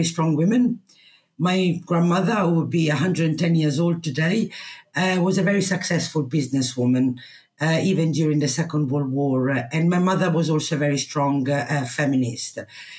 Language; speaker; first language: English; non-native, fluent; Italian